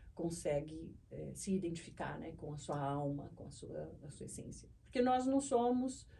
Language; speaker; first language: Portuguese; native; Portuguese